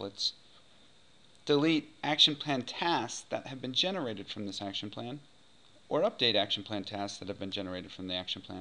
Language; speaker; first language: English; native; English